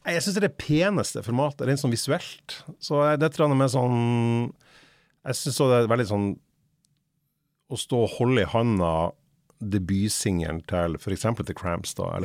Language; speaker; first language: Norwegian; native; Norwegian